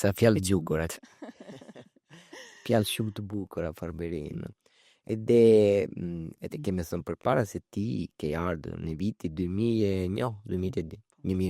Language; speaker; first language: Albanian; early bilingual, heritage; Albanian